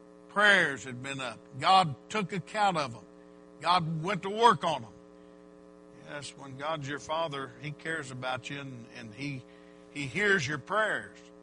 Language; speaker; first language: English; native; English